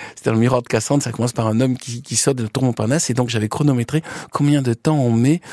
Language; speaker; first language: French; native; French